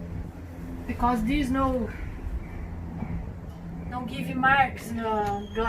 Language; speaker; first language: English; non-native, learner; Portuguese